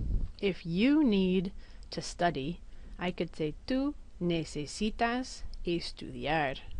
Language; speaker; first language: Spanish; non-native, fluent; English